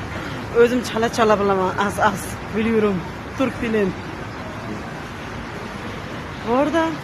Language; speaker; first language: Turkish; non-native, learner; Uzbek